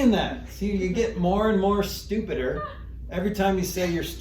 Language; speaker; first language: English; native; English